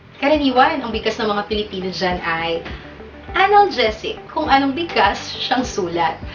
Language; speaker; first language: Filipino; native; Filipino